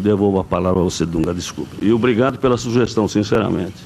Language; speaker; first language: Portuguese; native; Portuguese